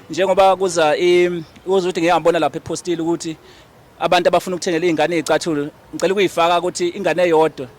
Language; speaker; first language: Zulu; native; Zulu